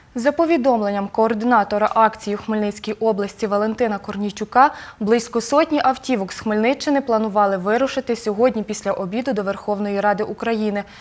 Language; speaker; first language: Ukrainian; native; Ukrainian